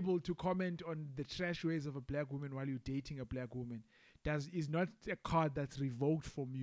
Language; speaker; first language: English; non-native, local second language; Xhosa